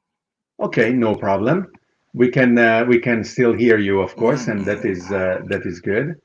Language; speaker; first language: English; non-native, fluent; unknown